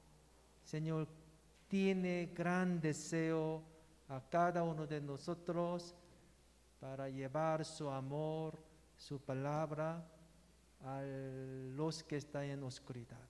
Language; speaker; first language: Spanish; non-native, learner; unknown